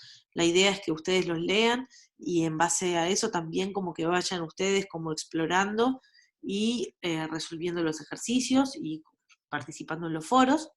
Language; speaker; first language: Spanish; native; Spanish